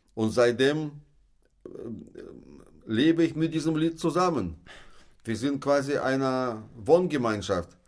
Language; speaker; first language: German; non-native, fluent; Russian